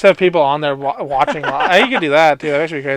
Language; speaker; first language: English; native; English